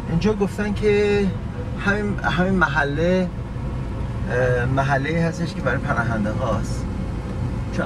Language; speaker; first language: Persian; native; Persian